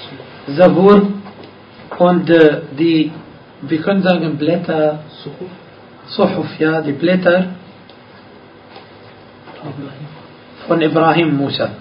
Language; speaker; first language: German; non-native, fluent; Arabic